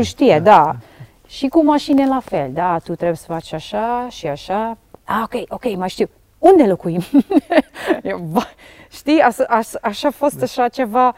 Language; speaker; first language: Romanian; non-native, learner; Dutch